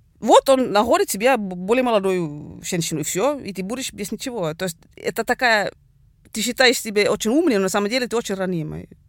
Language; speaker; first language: Russian; non-native, fluent; Swedish